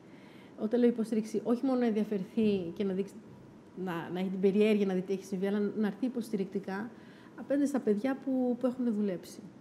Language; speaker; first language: Greek; native; Greek